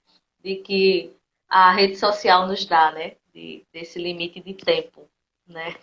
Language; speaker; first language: Portuguese; native; Portuguese